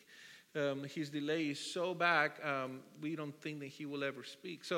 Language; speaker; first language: English; non-native, fluent; Spanish